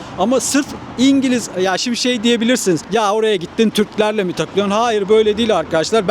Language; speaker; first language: Turkish; native; Turkish